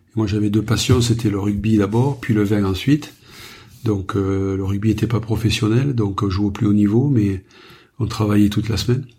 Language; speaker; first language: French; native; French